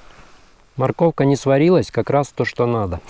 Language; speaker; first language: Russian; native; Russian